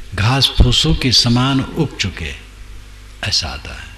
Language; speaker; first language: Hindi; non-native, local second language; Awadhi